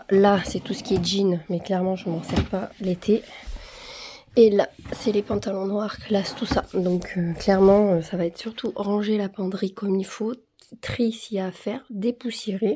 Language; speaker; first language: French; native; French